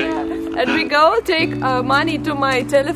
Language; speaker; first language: English; non-native, learner; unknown